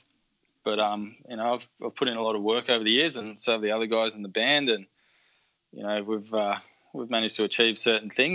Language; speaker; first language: English; native; English